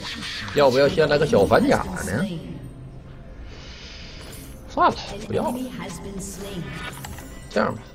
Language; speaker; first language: Chinese; native; Chinese